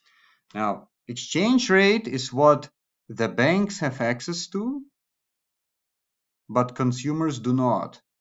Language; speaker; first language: English; non-native, fluent; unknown